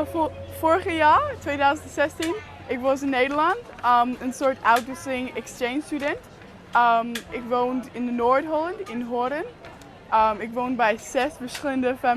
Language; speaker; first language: Dutch; non-native, learner; English